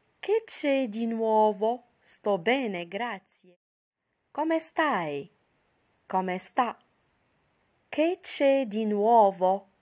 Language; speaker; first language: Italian; non-native, fluent; Arabic